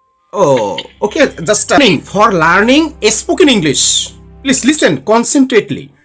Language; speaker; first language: English; non-native, learner; Bangla